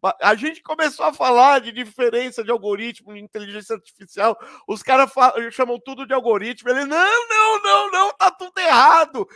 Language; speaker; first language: Portuguese; native; Portuguese